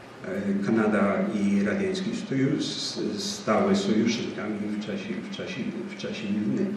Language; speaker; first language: Ukrainian; early bilingual, heritage; Ukrainian